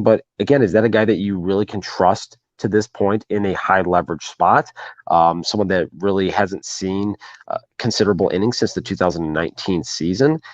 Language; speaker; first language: English; native; English